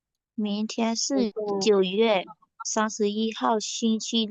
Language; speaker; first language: Chinese; non-native, learner; Burmese